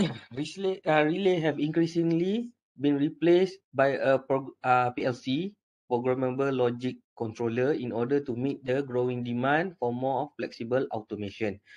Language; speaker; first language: English; non-native, local second language; Malay